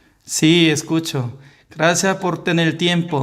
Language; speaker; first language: Spanish; non-native, learner; Korean